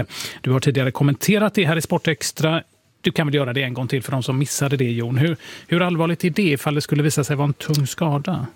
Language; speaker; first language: Swedish; native; Swedish